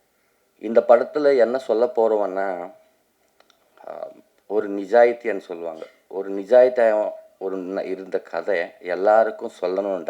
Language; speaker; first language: Tamil; non-native, learner; Telugu